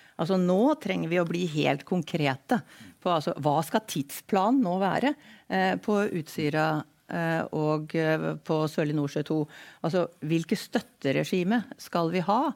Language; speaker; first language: Norwegian; native; Norwegian